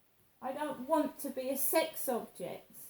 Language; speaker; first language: English; native; English